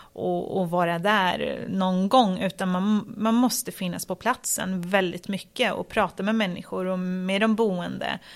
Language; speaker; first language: Swedish; native; Swedish